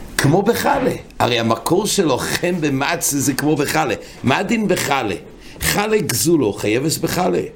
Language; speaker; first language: Hebrew; non-native, fluent; English